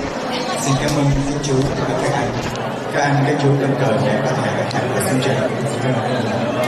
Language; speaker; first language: Vietnamese; early bilingual, heritage; Vietnamese